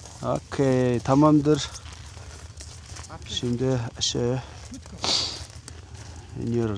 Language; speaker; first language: Turkish; non-native, learner; Mongolian